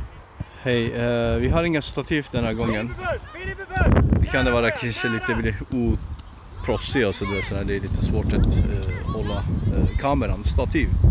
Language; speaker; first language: Swedish; non-native, fluent; Turkish